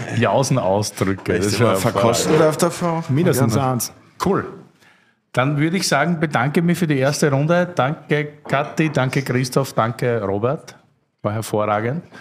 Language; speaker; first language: German; native; German